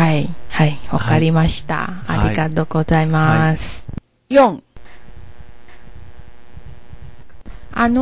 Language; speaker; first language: Japanese; non-native, learner; Chinese